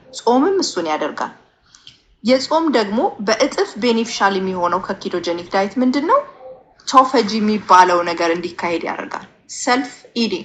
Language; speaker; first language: Amharic; native; Amharic